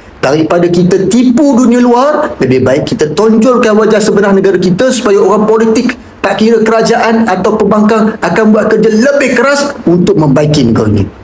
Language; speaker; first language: Malay; native; Malay